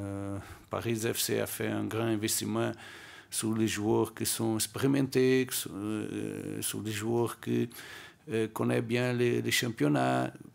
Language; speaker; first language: French; non-native, learner; Portuguese